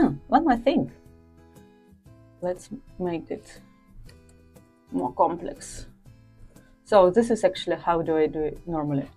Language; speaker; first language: English; non-native, fluent; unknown